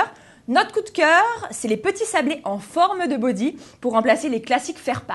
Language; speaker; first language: French; native; French